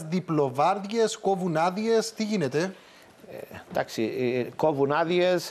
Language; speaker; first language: Greek; native; Greek